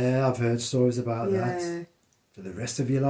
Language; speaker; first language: English; native; English